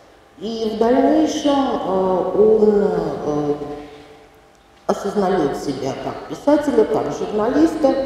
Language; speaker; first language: Russian; native; Russian